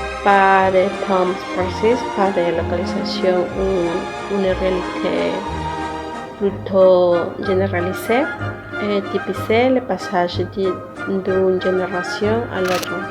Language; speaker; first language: French; non-native, learner; Spanish